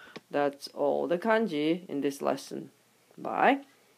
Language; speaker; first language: English; non-native, fluent; Japanese